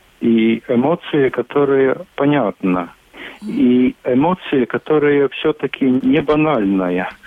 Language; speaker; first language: Russian; non-native, local second language; Latvian